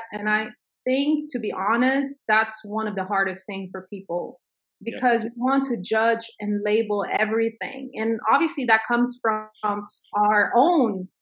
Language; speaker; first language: English; early bilingual, other home language; Swedish